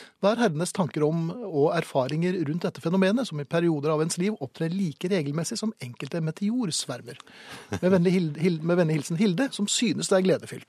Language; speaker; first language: Norwegian; native; Norwegian